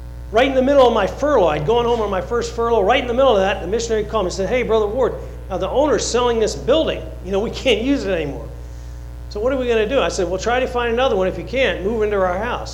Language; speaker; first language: English; native; English